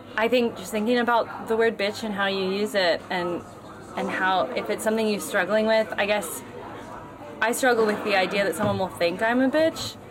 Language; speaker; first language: English; native; English